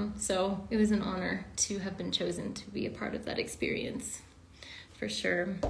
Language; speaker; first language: English; native; English